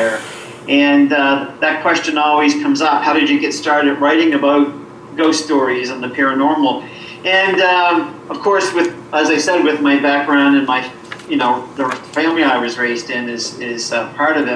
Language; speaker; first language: English; native; English